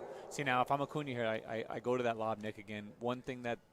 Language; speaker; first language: English; native; English